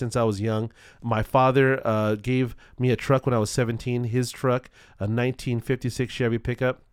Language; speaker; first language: English; native; English